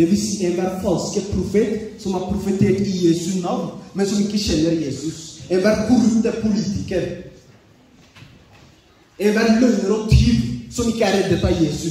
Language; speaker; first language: Norwegian; early bilingual, other home language; Oromo